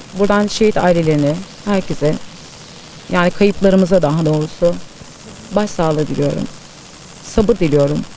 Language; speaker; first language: Turkish; early bilingual, heritage; Turkish